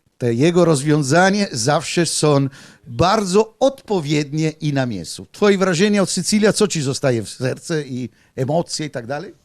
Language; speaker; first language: Polish; non-native, fluent; Italian